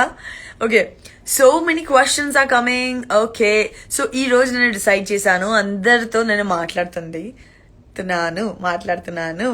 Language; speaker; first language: Telugu; non-native, learner; Gujarati